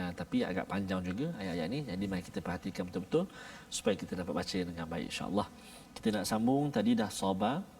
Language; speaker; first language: Malay; native; Malay